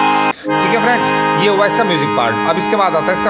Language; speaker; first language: Hindi; native; Hindi